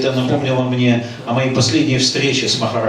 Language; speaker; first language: Russian; native; Russian